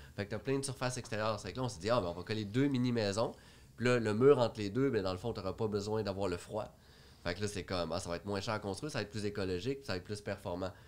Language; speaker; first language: French; native; French